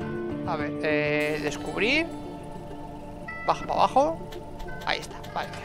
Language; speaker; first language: Spanish; native; Spanish